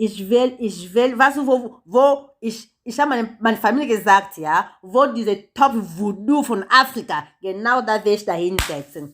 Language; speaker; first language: German; non-native, learner; Lingala